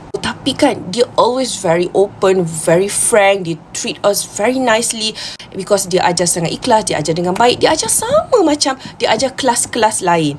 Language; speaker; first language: Malay; native; Malay